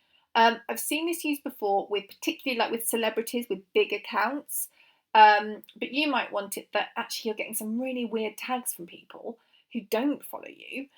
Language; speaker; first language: English; native; English